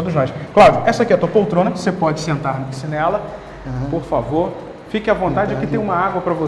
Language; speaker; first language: Portuguese; native; Portuguese